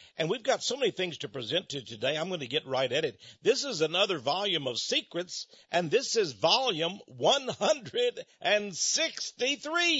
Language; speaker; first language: English; native; English